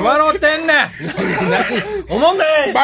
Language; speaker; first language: Japanese; native; Japanese